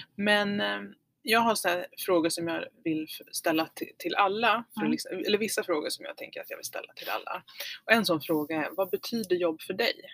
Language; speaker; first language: Swedish; native; Swedish